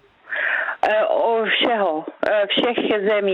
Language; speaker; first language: Czech; native; Czech